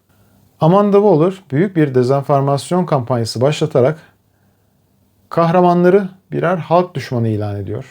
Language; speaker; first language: Turkish; native; Turkish